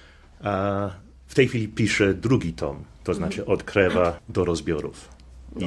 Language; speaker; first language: Polish; non-native, fluent; English